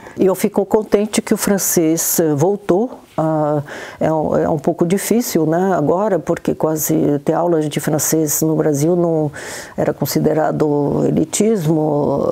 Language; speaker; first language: Portuguese; native; Portuguese